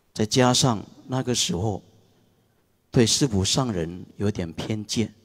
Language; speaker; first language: Chinese; non-native, fluent; Indonesian